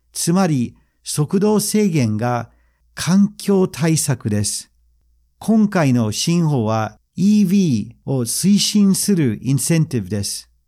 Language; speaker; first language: Japanese; non-native, fluent; English